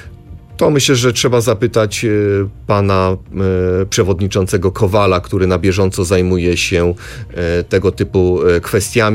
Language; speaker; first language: Polish; native; Polish